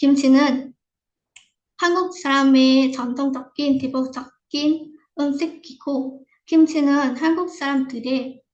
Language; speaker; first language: Korean; non-native, fluent; Vietnamese